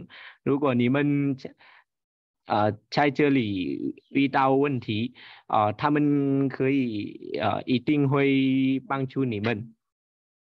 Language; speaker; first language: Chinese; non-native, learner; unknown